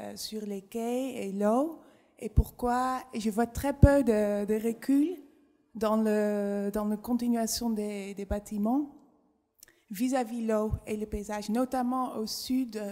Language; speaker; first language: French; non-native, fluent; Dutch